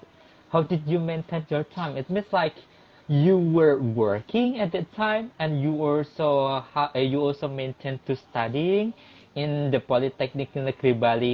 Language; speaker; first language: English; non-native, local second language; Indonesian